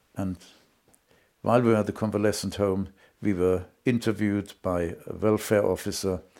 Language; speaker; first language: English; non-native, fluent; German